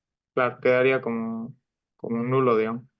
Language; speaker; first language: Spanish; native; Spanish